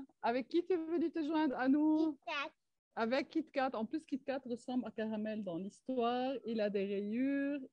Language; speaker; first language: French; non-native, local second language; Arabic